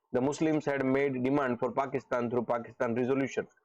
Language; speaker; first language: English; non-native, local second language; Gujarati